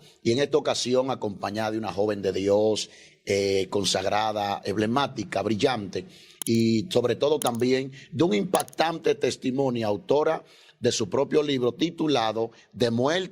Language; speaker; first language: Spanish; native; Spanish